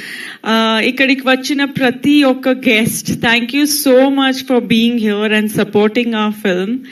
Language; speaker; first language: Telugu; non-native, local second language; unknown